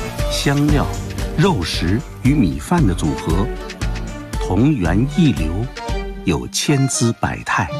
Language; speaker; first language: Chinese; native; Chinese